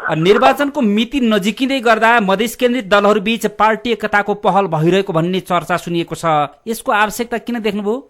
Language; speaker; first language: Nepali; native; Nepali